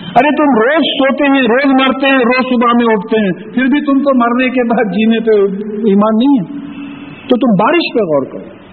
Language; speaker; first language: Urdu; native; Urdu